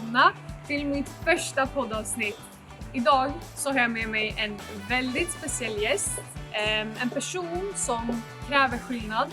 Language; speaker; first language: Swedish; native; Swedish